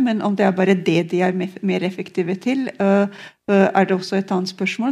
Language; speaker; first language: Norwegian; non-native, fluent; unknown